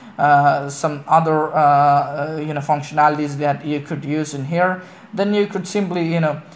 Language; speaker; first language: English; non-native, local second language; Malayalam